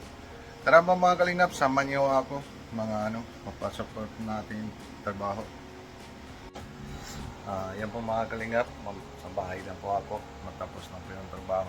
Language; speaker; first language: Filipino; non-native, local second language; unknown